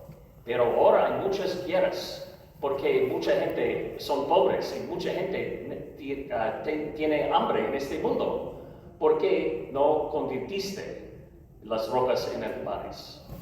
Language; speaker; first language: Spanish; non-native, learner; English